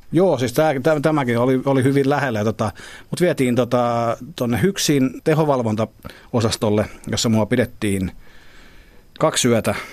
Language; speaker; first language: Finnish; native; Finnish